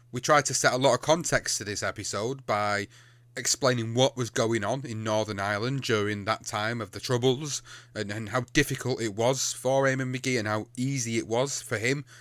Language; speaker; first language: English; native; English